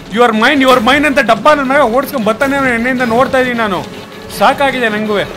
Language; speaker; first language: Kannada; native; Kannada